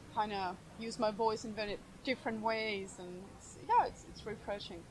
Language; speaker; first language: English; non-native, fluent; Finnish